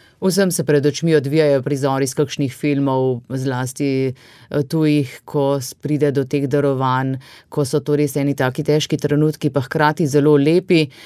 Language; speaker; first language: Slovenian; native; Slovenian